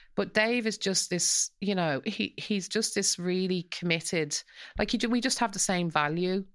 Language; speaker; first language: English; native; English